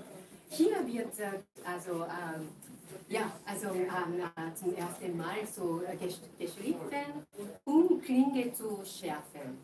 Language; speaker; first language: German; non-native, fluent; Japanese